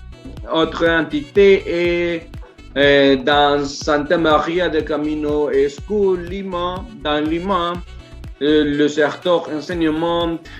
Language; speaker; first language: French; non-native, learner; Spanish